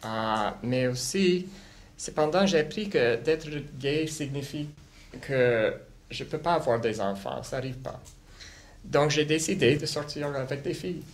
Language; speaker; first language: French; non-native, local second language; English